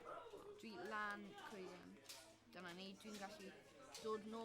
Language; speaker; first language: Welsh; non-native, local second language; English